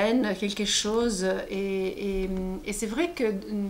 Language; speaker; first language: French; non-native, fluent; Italian